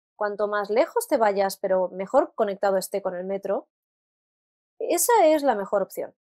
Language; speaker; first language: Spanish; native; Spanish